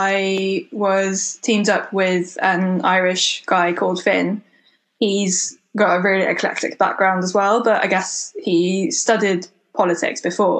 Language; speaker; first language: English; native; English